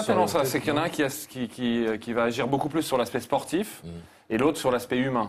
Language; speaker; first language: French; native; French